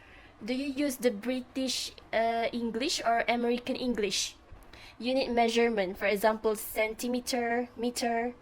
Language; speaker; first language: English; non-native, fluent; Malay